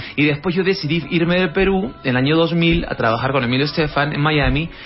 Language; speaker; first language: Spanish; native; Spanish